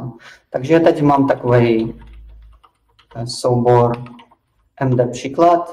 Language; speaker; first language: Czech; non-native, fluent; Russian